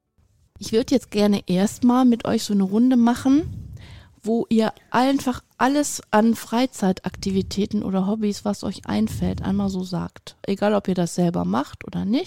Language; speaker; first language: German; native; German